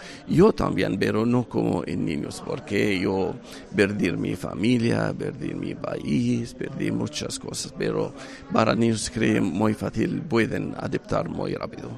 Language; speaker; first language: Spanish; non-native, learner; Arabic